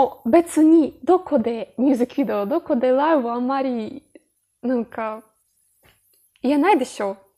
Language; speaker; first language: Japanese; non-native, learner; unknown